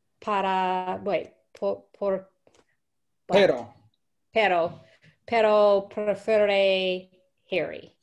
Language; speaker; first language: Spanish; non-native, learner; English